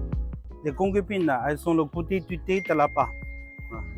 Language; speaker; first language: French; non-native, learner; Chinese